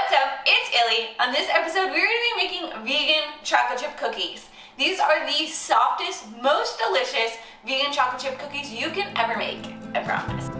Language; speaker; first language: English; native; English